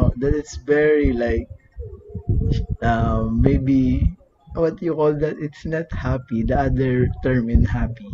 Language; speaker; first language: English; non-native, learner; Filipino